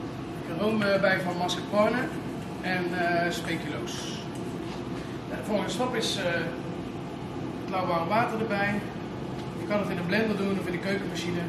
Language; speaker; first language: Dutch; native; Dutch